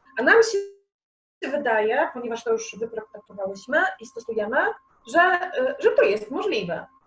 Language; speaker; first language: Polish; native; Polish